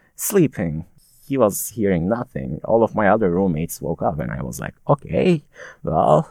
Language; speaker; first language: English; non-native, fluent; Turkish